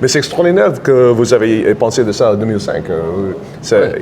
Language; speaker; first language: French; non-native, fluent; English